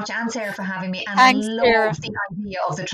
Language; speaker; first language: English; native; English